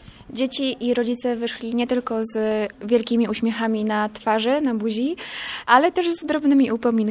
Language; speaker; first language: Polish; native; Polish